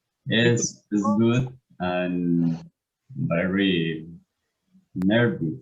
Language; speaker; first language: English; non-native, learner; Spanish